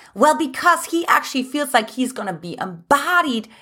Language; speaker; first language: English; non-native, fluent; German